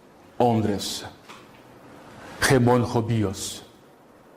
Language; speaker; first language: Greek; non-native, fluent; Portuguese